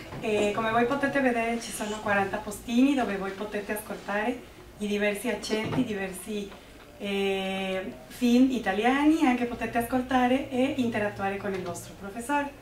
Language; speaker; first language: Italian; non-native, fluent; Spanish